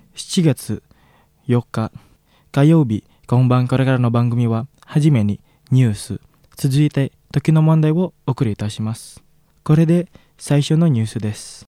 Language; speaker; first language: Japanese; non-native, fluent; Indonesian